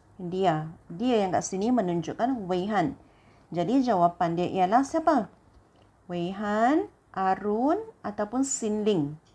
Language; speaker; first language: Malay; non-native, local second language; Chinese